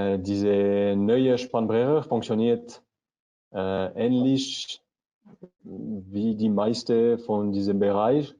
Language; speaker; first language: German; non-native, learner; French